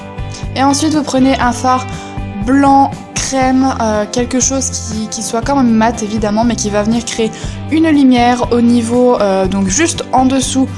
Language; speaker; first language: French; native; French